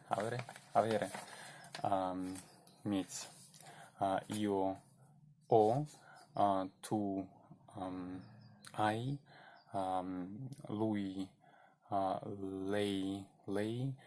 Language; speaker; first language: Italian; non-native, learner; Belarusian